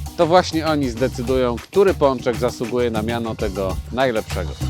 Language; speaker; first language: Polish; native; Polish